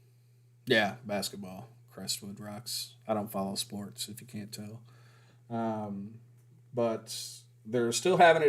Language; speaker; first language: English; native; English